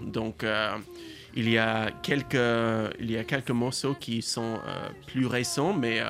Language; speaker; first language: French; non-native, learner; English